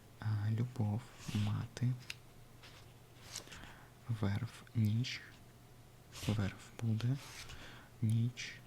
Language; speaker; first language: Ukrainian; non-native, learner; Russian